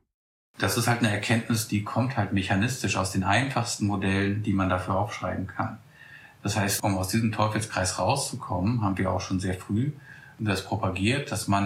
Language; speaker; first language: German; native; German